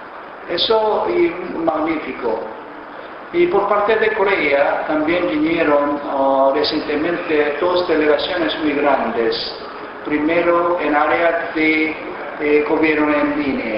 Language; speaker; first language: Spanish; non-native, fluent; Korean